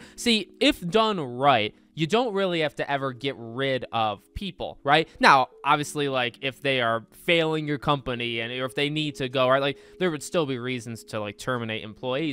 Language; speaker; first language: English; native; English